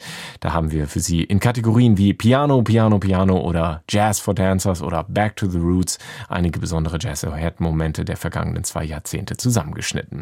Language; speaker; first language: German; native; German